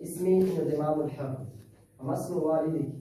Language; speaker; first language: Arabic; non-native, learner; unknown